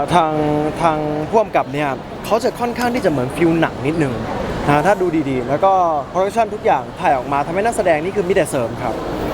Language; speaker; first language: Thai; early bilingual, heritage; Thai